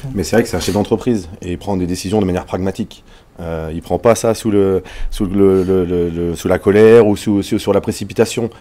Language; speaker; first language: French; native; French